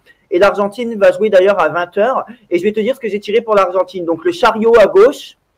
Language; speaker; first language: French; native; French